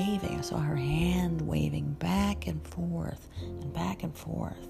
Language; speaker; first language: English; native; English